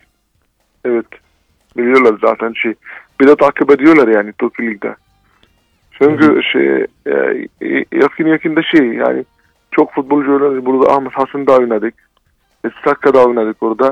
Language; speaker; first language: Turkish; non-native, fluent; Arabic